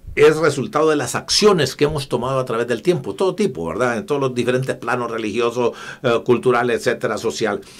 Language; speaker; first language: Spanish; native; Spanish